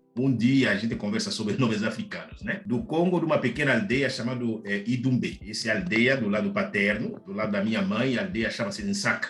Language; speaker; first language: Portuguese; non-native, fluent; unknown